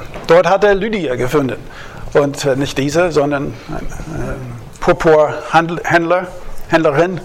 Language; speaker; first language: German; non-native, fluent; English